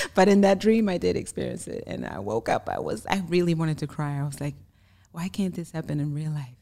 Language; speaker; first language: English; non-native, fluent; German